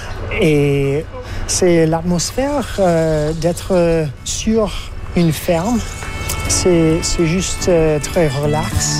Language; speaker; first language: French; non-native, learner; English